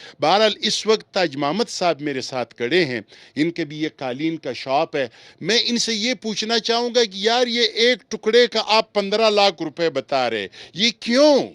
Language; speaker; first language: Urdu; non-native, local second language; Pashto